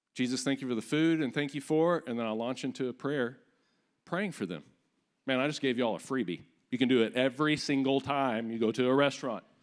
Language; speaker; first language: English; native; English